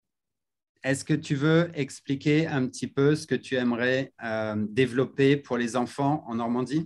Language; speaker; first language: French; native; French